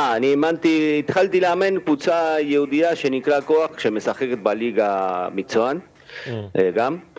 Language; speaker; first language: Hebrew; non-native, fluent; Spanish